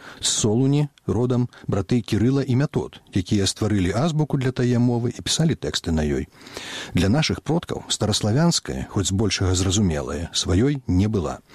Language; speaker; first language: Belarusian; native; Belarusian